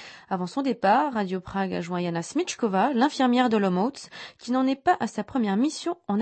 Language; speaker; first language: French; native; French